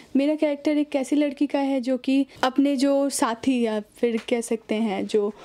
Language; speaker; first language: Hindi; native; Hindi